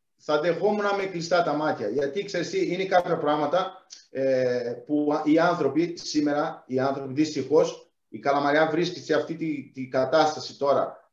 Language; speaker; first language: Greek; non-native, fluent; Portuguese